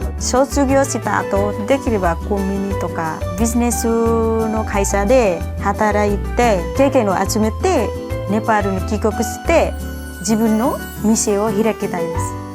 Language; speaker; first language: Japanese; non-native, learner; Nepali